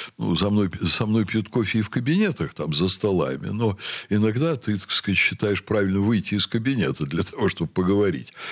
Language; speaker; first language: Russian; native; Russian